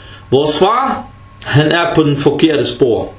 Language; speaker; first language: Danish; early bilingual, other home language; Arabic